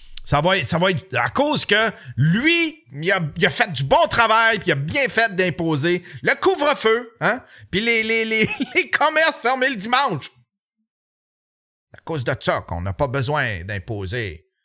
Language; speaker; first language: French; native; French